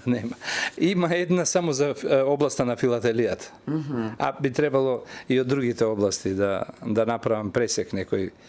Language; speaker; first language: Macedonian; native; Macedonian